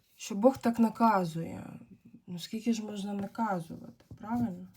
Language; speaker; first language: Ukrainian; non-native, local second language; Russian